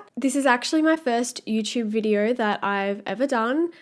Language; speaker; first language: English; native; English